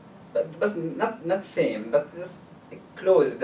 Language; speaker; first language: English; non-native, learner; Arabic